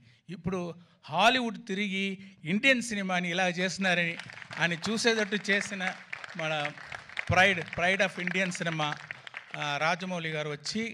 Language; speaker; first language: Telugu; non-native, learner; Tamil